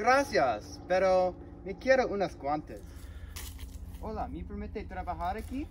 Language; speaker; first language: Spanish; non-native, learner; English